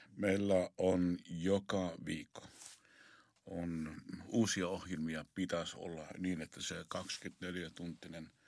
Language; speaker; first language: Finnish; non-native, fluent; Arabic